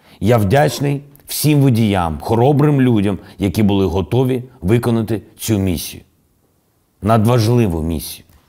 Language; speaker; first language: Ukrainian; non-native, local second language; Russian